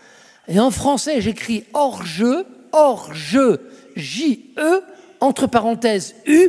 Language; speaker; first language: French; native; French